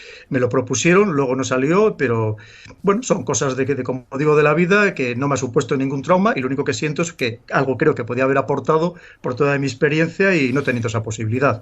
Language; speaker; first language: Spanish; native; Spanish